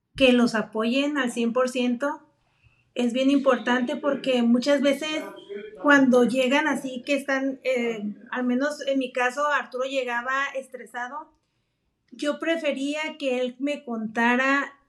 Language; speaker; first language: Spanish; native; Spanish